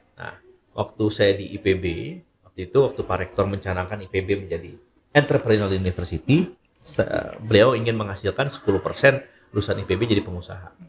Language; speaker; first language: Indonesian; native; Indonesian